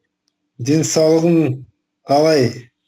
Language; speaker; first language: Kazakh; non-native, local second language; Russian